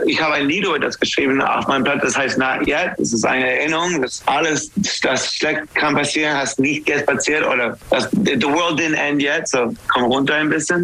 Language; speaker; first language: German; non-native, learner; English